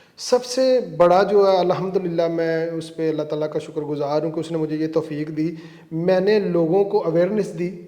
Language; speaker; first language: Urdu; non-native, local second language; Punjabi